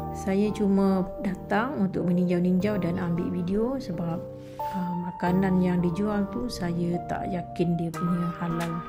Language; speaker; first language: Malay; native; Malay